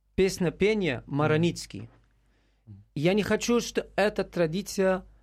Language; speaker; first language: Russian; non-native, learner; Arabic